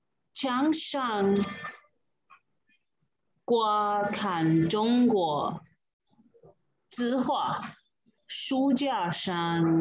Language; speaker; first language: Chinese; non-native, learner; English